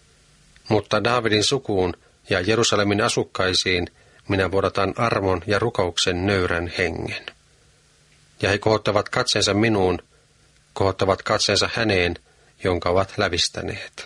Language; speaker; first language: Finnish; native; Finnish